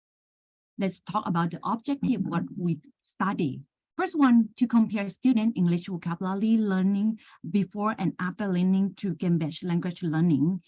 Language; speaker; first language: English; non-native, learner; Thai